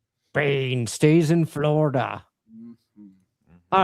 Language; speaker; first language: English; native; English